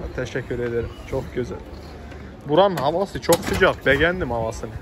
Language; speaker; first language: Turkish; non-native, learner; Russian